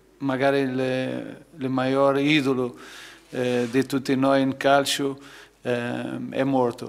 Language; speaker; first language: Italian; non-native, fluent; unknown